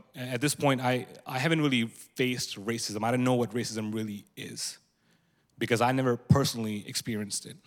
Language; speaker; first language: English; non-native, local second language; Punjabi